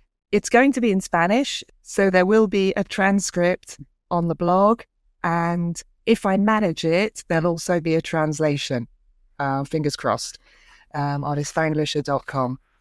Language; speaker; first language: English; native; English